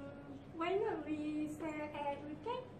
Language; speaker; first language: English; non-native, local second language; Malay